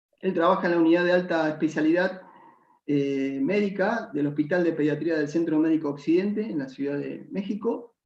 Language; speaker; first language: Spanish; native; Spanish